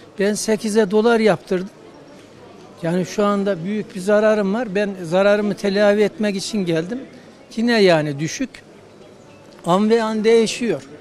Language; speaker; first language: Turkish; native; Turkish